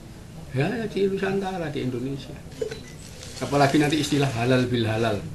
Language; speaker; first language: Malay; non-native, local second language; Javanese